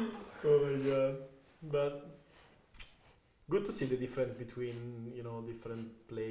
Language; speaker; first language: English; non-native, fluent; Italian